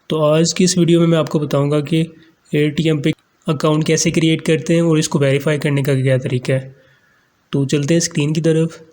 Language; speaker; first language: Urdu; non-native, local second language; Punjabi